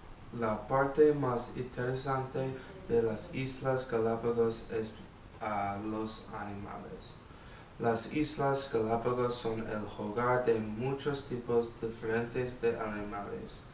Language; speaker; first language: Spanish; non-native, learner; English